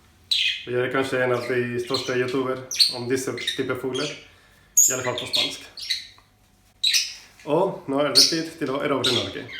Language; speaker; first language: Norwegian; non-native, learner; Spanish